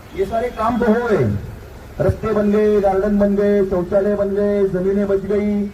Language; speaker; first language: Hindi; non-native, local second language; Marathi